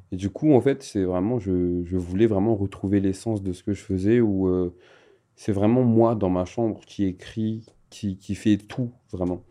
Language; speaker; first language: French; non-native, local second language; Malagasy